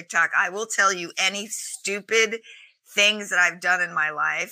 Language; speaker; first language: English; native; English